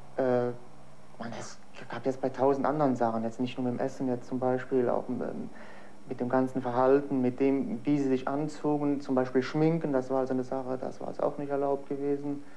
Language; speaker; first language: German; native; German